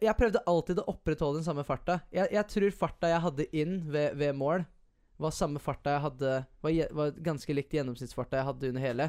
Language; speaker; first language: Norwegian; early bilingual, other home language; English